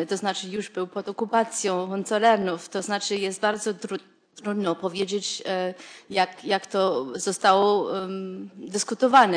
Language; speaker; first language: Polish; non-native, fluent; German